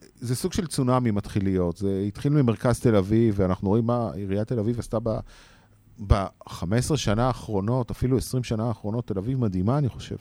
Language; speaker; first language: Hebrew; native; Hebrew